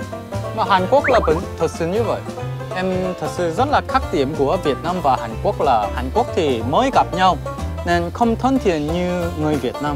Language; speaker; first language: Vietnamese; non-native, learner; Korean